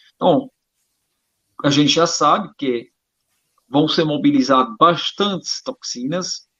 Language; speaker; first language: Portuguese; non-native, fluent; German